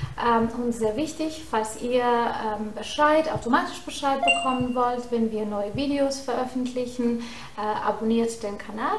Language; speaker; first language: German; non-native, fluent; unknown